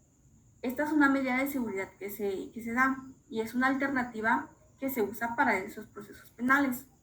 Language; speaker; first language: Spanish; native; Spanish